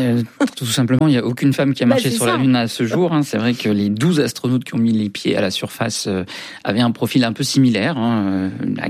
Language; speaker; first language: French; native; French